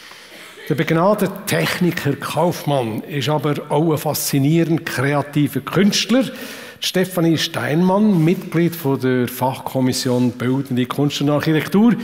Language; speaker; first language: German; native; German